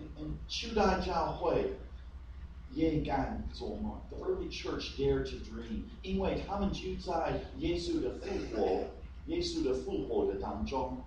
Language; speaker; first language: Chinese; non-native, fluent; English